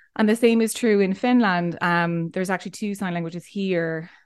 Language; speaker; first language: English; native; English